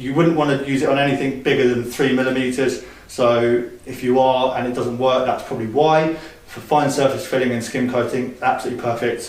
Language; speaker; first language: English; native; English